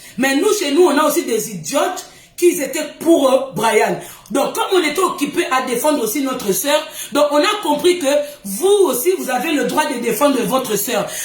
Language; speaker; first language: French; non-native, local second language; Lingala